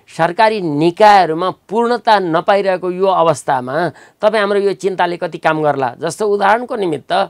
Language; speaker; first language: Nepali; native; Nepali